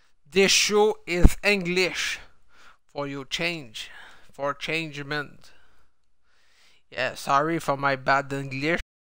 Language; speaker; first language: English; non-native, learner; French